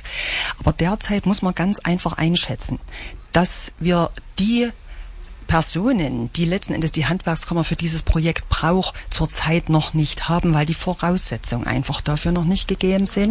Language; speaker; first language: German; native; German